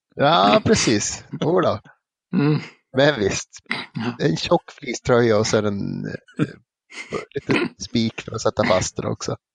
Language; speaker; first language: Swedish; native; Swedish